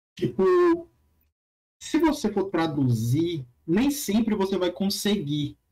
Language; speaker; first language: Portuguese; native; Portuguese